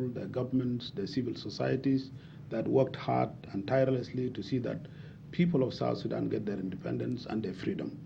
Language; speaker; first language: English; non-native, fluent; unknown